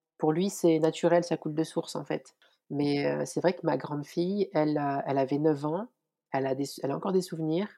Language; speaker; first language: French; native; French